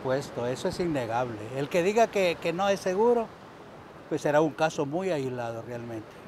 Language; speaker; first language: Spanish; native; Spanish